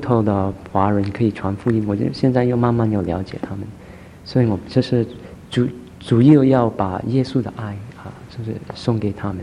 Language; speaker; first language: Chinese; early bilingual, heritage; Chinese